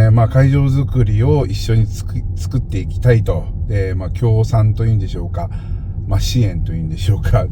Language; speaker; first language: Japanese; native; Japanese